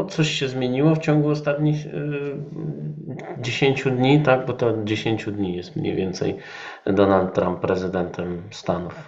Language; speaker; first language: Polish; native; Polish